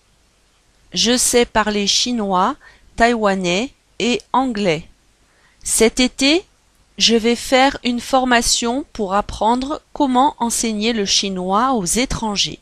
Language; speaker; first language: French; non-native, learner; Chinese